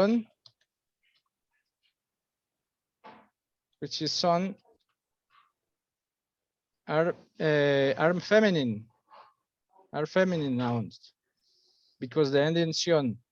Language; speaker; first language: English; non-native, fluent; Spanish